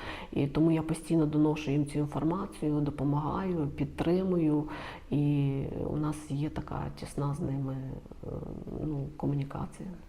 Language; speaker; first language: Ukrainian; native; Ukrainian